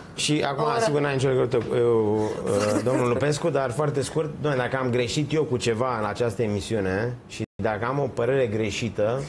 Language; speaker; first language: Romanian; native; Romanian